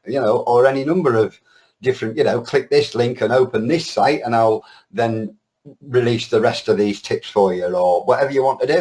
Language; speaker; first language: English; native; English